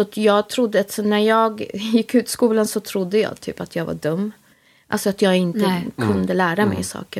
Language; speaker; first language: Swedish; early bilingual, other home language; Spanish